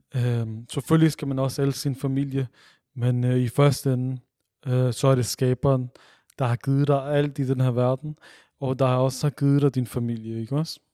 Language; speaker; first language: Danish; early bilingual, other home language; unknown